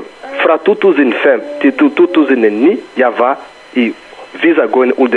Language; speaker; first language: Danish; non-native, fluent; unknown